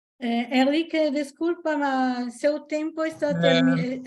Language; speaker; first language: Portuguese; non-native, learner; Italian